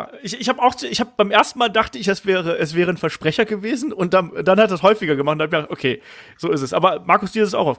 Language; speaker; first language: German; native; German